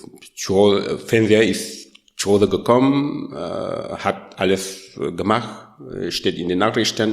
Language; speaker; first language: German; non-native, learner; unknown